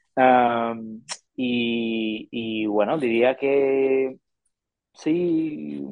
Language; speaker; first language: Spanish; non-native, fluent; English